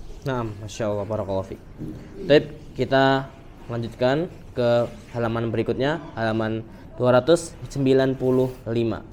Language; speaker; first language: Indonesian; native; Indonesian